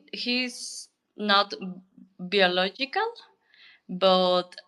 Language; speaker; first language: English; non-native, learner; Spanish